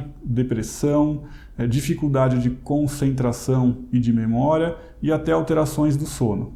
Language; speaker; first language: Portuguese; native; Portuguese